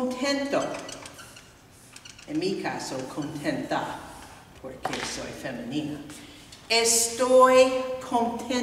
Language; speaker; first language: Spanish; non-native, fluent; English